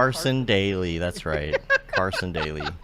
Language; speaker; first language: English; native; English